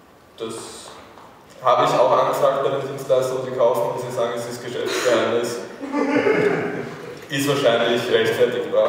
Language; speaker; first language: German; native; German